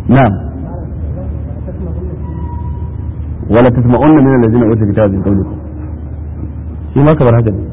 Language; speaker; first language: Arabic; non-native, fluent; Hausa